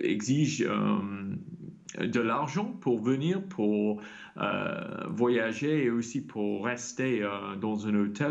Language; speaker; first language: French; non-native, fluent; English